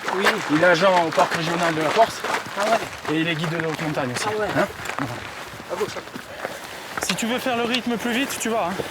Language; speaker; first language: French; native; French